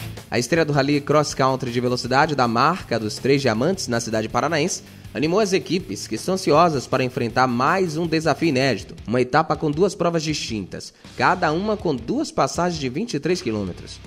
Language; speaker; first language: Portuguese; native; Portuguese